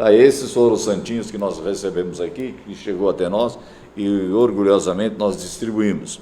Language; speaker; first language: Portuguese; native; Portuguese